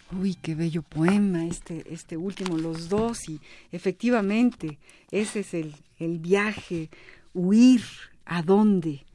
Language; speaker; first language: Spanish; native; Spanish